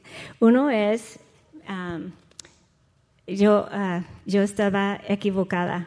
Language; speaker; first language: Spanish; non-native, fluent; English